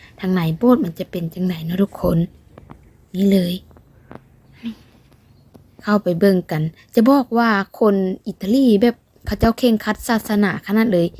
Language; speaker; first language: Thai; non-native, local second language; Northeastern Thai